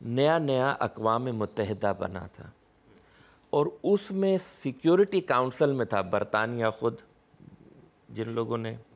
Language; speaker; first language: Urdu; non-native, local second language; Sindhi